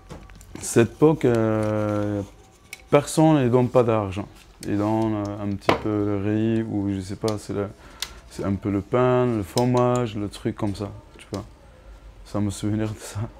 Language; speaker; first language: French; non-native, learner; Kurdish